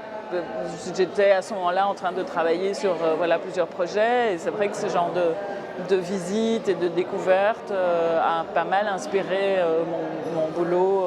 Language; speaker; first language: French; native; French